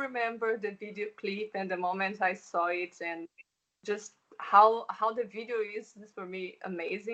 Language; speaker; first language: English; non-native, fluent; Portuguese